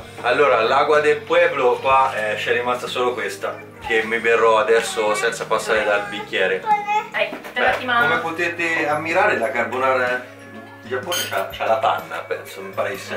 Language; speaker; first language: Italian; native; Italian